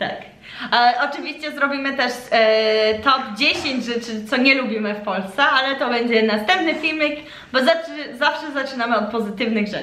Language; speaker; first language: Polish; early bilingual, heritage; Polish